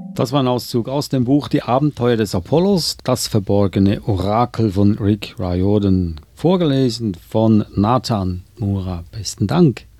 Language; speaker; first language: German; native; German